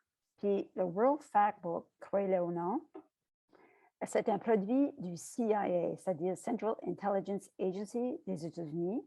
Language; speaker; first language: French; native; French